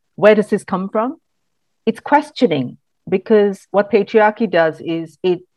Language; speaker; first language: English; non-native, local second language; Malayalam